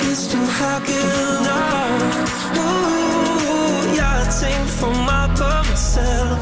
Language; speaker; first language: Danish; native; Danish